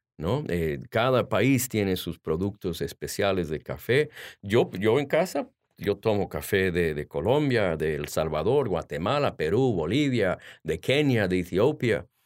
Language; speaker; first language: Spanish; early bilingual, heritage; Spanish